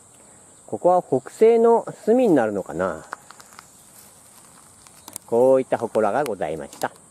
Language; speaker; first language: Japanese; native; Japanese